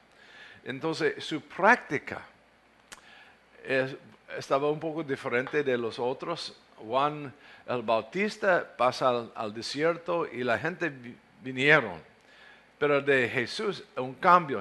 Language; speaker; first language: Spanish; non-native, fluent; English